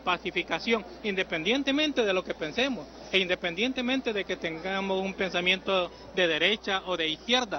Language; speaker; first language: Spanish; native; Spanish